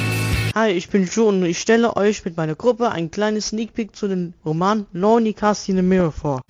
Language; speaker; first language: German; native; German